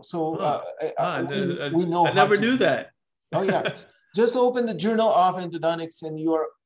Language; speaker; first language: English; non-native, fluent; Portuguese